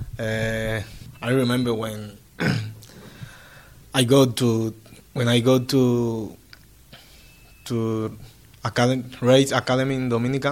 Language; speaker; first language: English; non-native, learner; Spanish